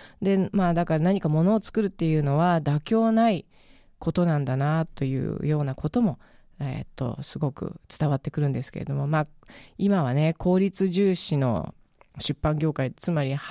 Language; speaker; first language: Japanese; native; Japanese